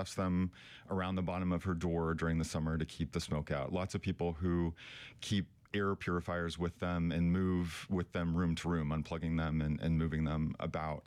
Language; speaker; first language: English; native; English